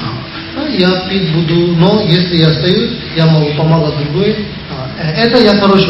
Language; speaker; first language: Russian; non-native, learner; Tibetan